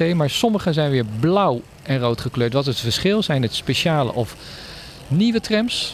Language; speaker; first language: Dutch; native; Dutch